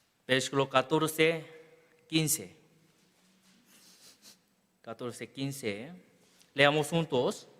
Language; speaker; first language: Spanish; non-native, learner; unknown